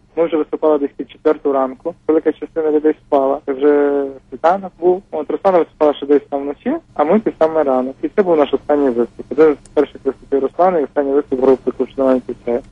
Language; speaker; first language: Ukrainian; native; Ukrainian